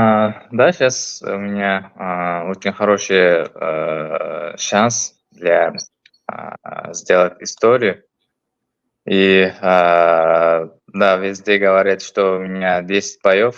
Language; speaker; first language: Russian; non-native, learner; Uzbek